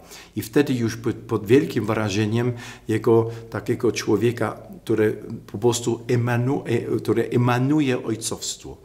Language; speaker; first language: Polish; non-native, fluent; German